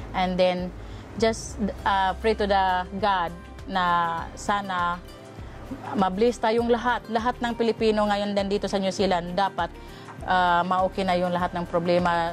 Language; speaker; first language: Filipino; non-native, local second language; Cebuano